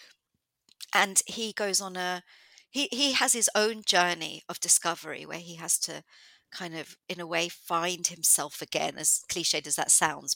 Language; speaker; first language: English; non-native, local second language; Greek